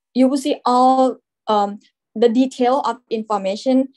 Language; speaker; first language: English; non-native, fluent; Thai